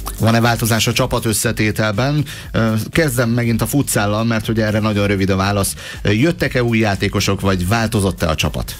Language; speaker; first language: Hungarian; native; Hungarian